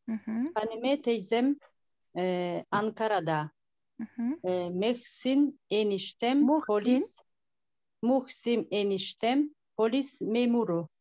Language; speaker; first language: Turkish; non-native, learner; Kyrgyz